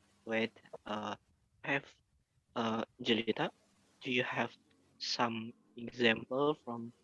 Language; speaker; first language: English; non-native, learner; Indonesian